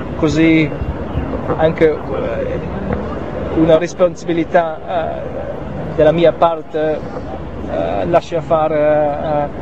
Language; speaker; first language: Italian; non-native, learner; German